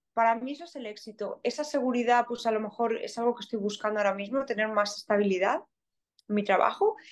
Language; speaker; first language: Spanish; native; Spanish